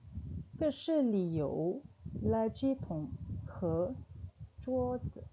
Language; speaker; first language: Chinese; non-native, fluent; Malay